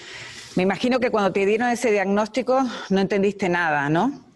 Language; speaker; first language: Spanish; native; Spanish